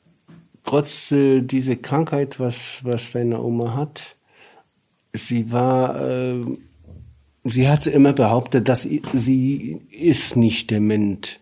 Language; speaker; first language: German; non-native, learner; Polish